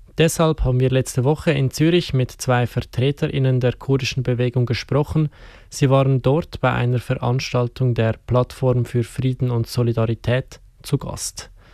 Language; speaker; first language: German; native; German